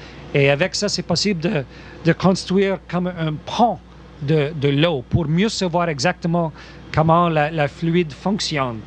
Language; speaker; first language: French; non-native, local second language; English